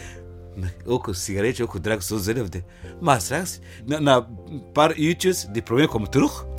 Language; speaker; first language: Dutch; non-native, learner; Rundi